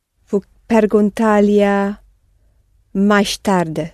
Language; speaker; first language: Portuguese; non-native, learner; English